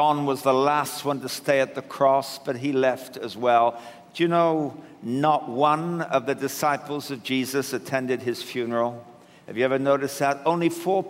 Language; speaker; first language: English; native; English